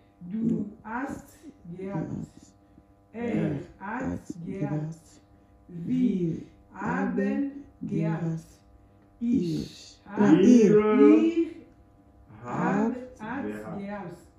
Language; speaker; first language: German; non-native, learner; French